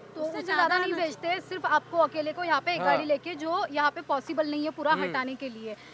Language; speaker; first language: Hindi; non-native, local second language; Marathi